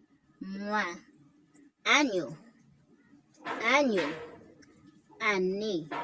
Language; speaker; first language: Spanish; non-native, fluent; Haitian Creole